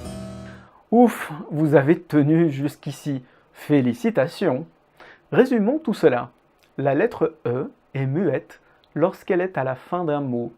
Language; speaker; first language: French; native; French